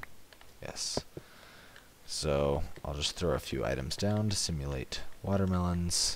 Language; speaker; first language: English; native; English